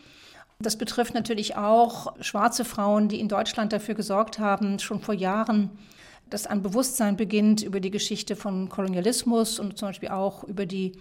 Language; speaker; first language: German; native; German